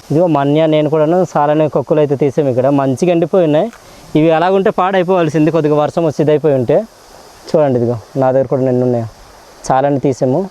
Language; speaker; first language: Telugu; non-native, local second language; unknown